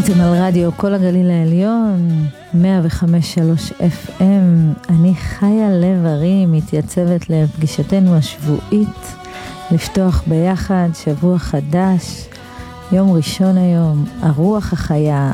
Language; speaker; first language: Hebrew; native; Hebrew